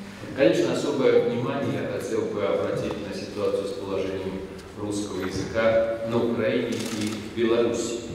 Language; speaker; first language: Russian; native; Russian